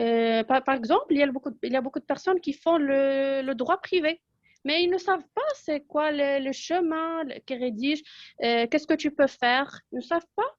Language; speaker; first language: French; non-native, local second language; Arabic